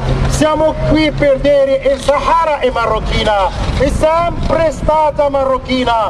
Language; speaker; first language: Italian; non-native, fluent; Arabic